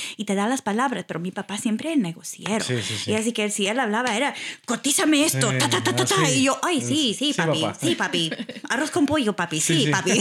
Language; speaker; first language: Spanish; early bilingual, heritage; Spanish